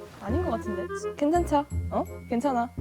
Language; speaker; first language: Korean; native; Korean